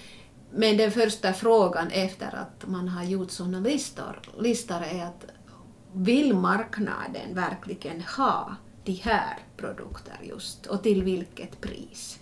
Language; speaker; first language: Swedish; non-native, local second language; Finnish